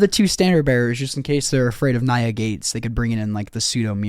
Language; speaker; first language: English; native; English